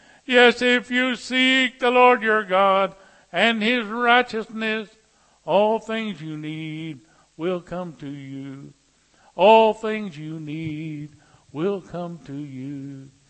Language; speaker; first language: English; native; English